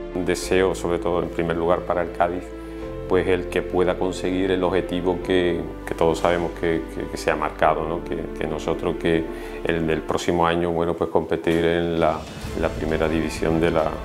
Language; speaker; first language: Spanish; native; Spanish